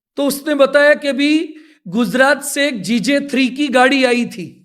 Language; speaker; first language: Hindi; non-native, local second language; Gujarati